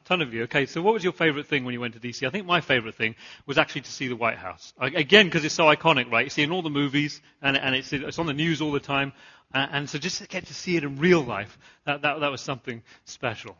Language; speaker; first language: English; native; English